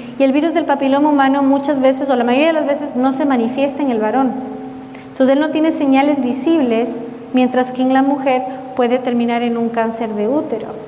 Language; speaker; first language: Spanish; early bilingual, heritage; Spanish